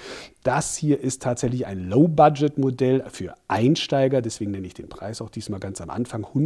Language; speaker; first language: German; native; German